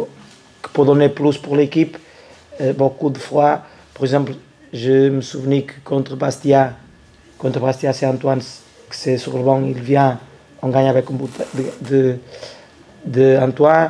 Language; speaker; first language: French; non-native, learner; Portuguese